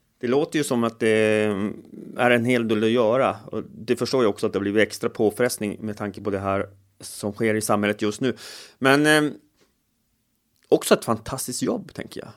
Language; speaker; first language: Swedish; native; Swedish